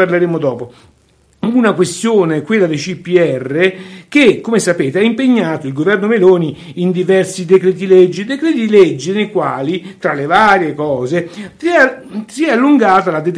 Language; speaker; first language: Italian; native; Italian